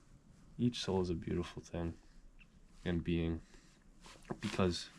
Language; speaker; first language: English; native; English